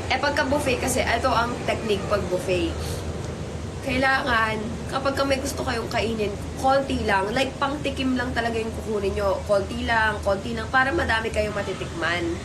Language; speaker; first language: Filipino; non-native, local second language; Waray